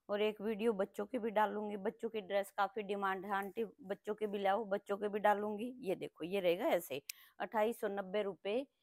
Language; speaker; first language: Hindi; native; Hindi